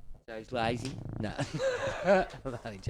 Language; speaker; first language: English; native; English